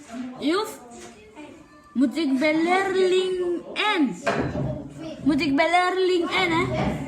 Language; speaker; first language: Dutch; non-native, learner; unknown